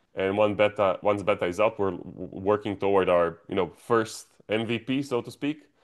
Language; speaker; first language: English; non-native, fluent; Croatian